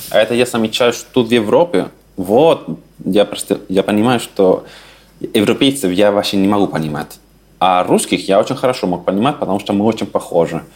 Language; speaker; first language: Russian; non-native, fluent; Spanish